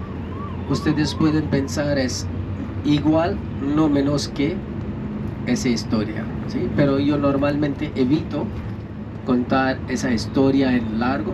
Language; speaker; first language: Spanish; non-native, fluent; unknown